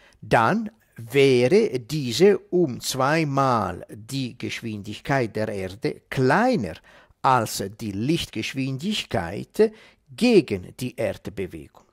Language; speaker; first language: German; non-native, fluent; Italian